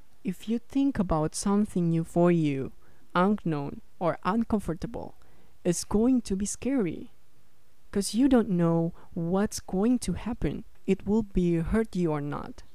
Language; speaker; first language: English; non-native, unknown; Indonesian